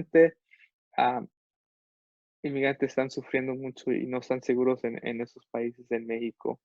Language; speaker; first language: Spanish; non-native, fluent; English